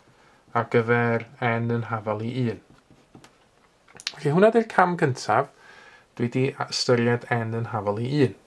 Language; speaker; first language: Welsh; native; Welsh